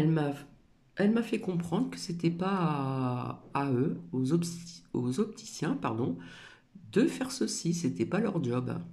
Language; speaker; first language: French; native; French